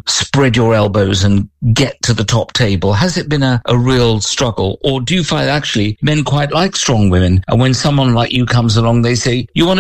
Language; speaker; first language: English; native; English